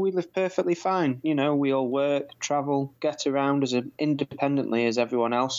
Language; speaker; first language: English; non-native, fluent; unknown